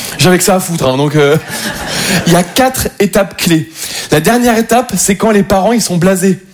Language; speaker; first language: French; native; French